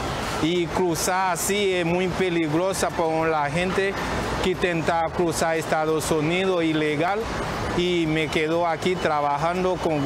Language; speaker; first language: Spanish; non-native, learner; Haitian Creole